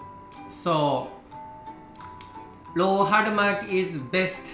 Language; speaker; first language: English; non-native, learner; Japanese